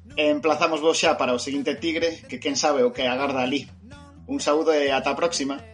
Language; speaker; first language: Galician; non-native, local second language; Spanish